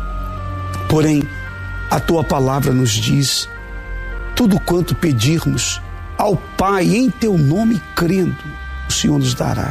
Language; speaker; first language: Portuguese; native; Portuguese